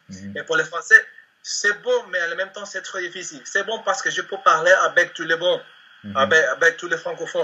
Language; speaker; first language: French; non-native, learner; Spanish